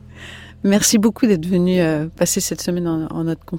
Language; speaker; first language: French; native; French